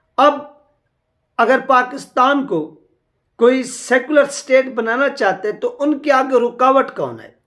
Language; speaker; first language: Urdu; non-native, local second language; Punjabi